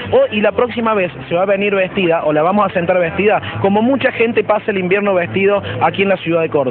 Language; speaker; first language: Spanish; native; Spanish